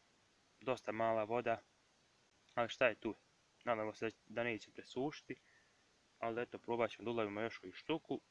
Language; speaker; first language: Serbian; native; Serbian